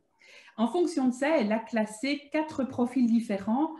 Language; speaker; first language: French; native; French